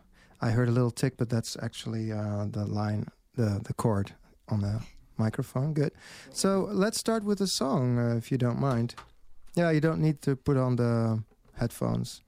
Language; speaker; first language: English; non-native, fluent; Dutch